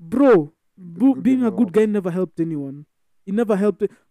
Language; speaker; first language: English; non-native, local second language; Swahili